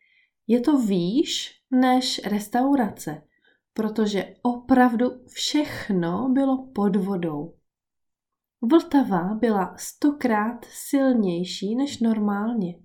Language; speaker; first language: Czech; native; Czech